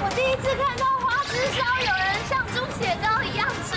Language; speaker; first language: Chinese; native; Chinese